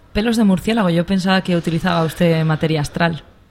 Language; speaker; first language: Spanish; native; Spanish